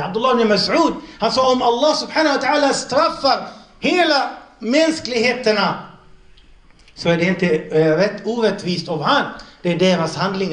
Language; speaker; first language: Swedish; non-native, local second language; Arabic